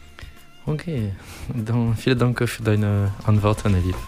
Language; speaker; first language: German; non-native, learner; English